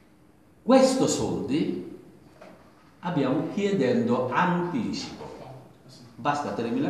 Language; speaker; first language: Italian; non-native, learner; Bangla